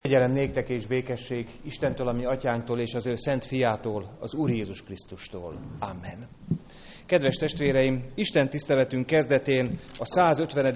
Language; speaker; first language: Hungarian; native; Hungarian